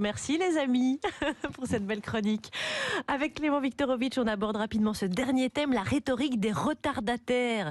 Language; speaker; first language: French; native; French